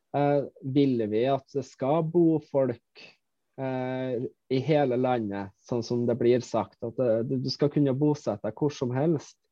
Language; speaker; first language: Norwegian; native; Norwegian